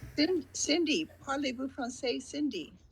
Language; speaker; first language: French; non-native, learner; English